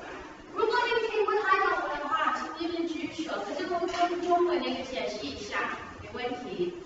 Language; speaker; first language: Chinese; non-native, fluent; English